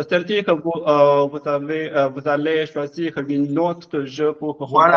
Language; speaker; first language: French; non-native, learner; Chinese